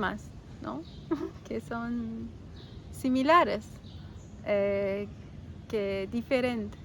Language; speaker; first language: Spanish; non-native, learner; Persian